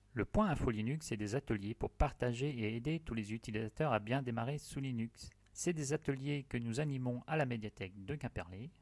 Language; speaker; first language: French; native; French